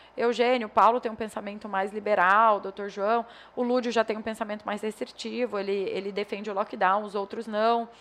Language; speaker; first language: Portuguese; native; Portuguese